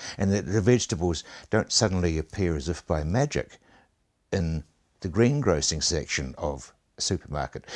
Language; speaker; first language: English; native; English